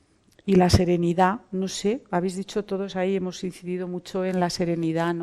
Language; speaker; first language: Spanish; native; Spanish